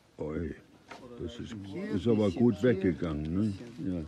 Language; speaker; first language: German; native; German